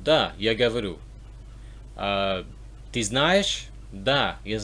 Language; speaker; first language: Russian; non-native, learner; English